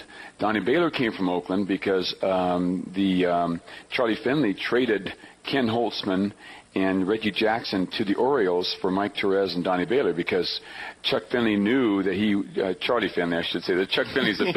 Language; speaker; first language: English; native; English